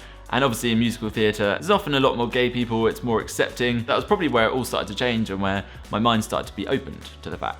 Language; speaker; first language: English; native; English